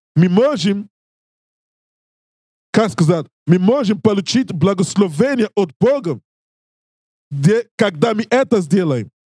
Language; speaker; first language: Russian; non-native, learner; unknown